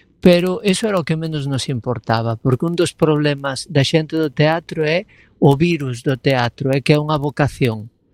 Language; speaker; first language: Galician; native; Galician